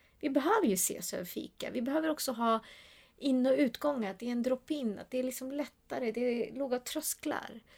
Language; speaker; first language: Swedish; early bilingual, other home language; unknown